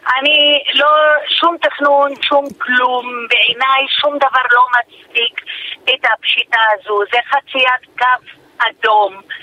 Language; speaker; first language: Hebrew; non-native, local second language; Arabic